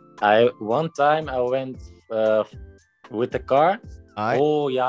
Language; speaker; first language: English; non-native, fluent; Dutch